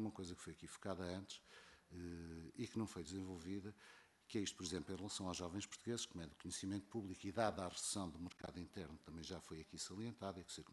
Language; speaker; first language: Portuguese; native; Portuguese